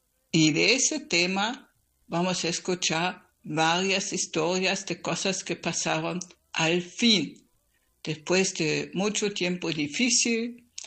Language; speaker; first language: Spanish; non-native, fluent; German